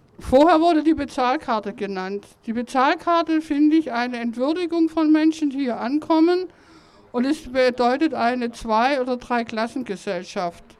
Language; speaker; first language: German; native; German